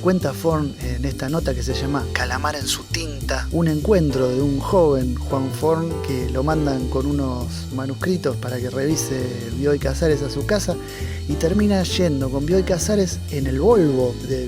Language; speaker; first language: Spanish; native; Spanish